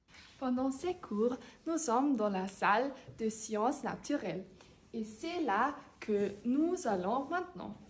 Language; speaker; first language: French; non-native, learner; German